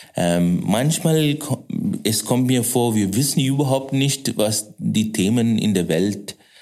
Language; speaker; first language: German; non-native, fluent; Kannada